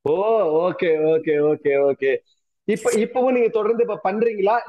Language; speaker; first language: Tamil; native; Tamil